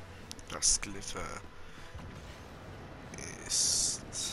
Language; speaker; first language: German; non-native, learner; English